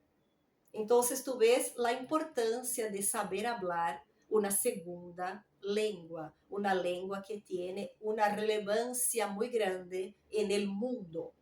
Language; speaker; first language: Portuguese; non-native, learner; Spanish